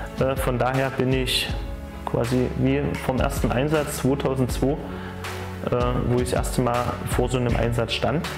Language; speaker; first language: German; native; German